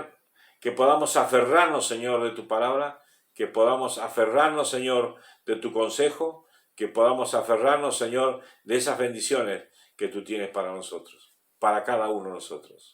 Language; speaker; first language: Spanish; native; Spanish